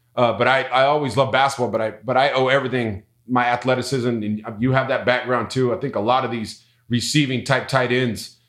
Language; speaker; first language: English; native; English